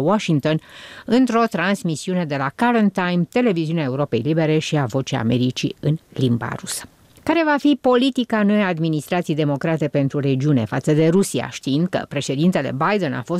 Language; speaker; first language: Romanian; native; Romanian